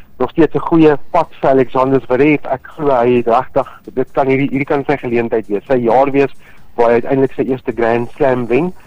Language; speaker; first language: Afrikaans; native; Afrikaans